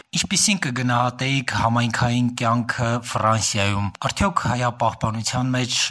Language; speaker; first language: Armenian; native; Armenian